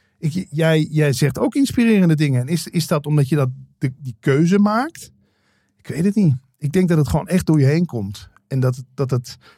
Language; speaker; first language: Dutch; native; Dutch